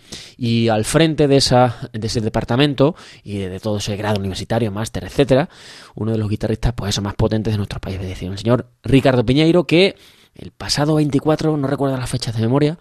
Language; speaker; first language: Spanish; native; Spanish